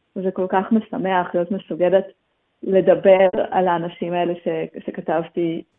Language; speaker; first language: Hebrew; native; Hebrew